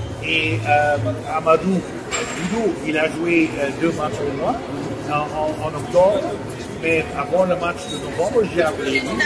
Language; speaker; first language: French; non-native, fluent; Dutch